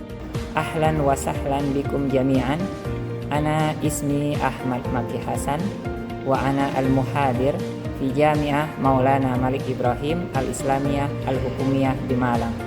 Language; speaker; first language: Arabic; non-native, fluent; Indonesian